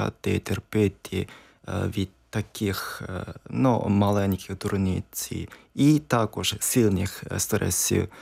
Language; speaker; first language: Ukrainian; non-native, learner; Japanese